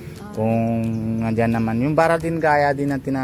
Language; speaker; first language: Filipino; non-native, local second language; Bikol